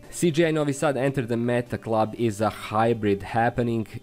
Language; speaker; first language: English; non-native, fluent; Serbian